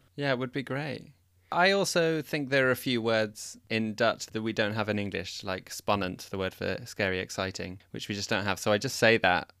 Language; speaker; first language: English; native; English